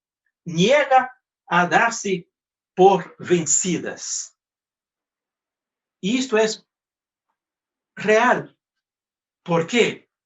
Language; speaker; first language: Spanish; non-native, fluent; Portuguese